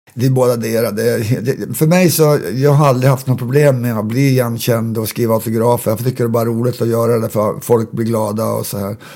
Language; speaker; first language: Swedish; native; Swedish